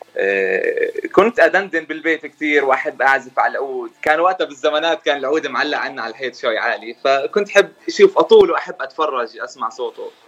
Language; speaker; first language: Arabic; native; Arabic